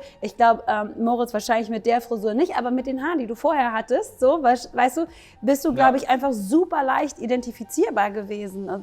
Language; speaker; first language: German; native; German